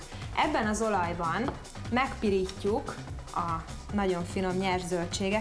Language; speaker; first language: Hungarian; native; Hungarian